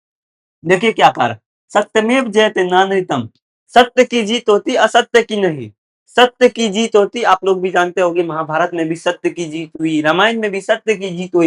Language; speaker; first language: Hindi; native; Hindi